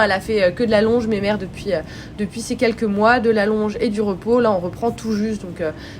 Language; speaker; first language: French; native; French